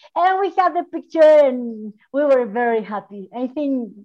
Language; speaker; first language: English; non-native, fluent; Spanish